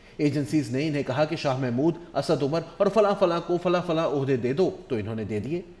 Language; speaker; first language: Urdu; non-native, local second language; Pashto